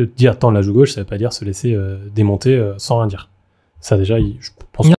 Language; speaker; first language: French; native; French